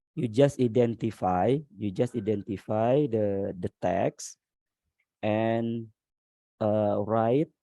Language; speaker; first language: English; non-native, learner; Indonesian